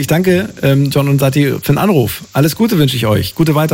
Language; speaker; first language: German; native; German